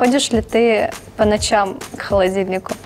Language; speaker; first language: Russian; native; Russian